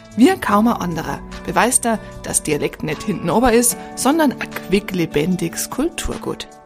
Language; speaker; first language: German; native; German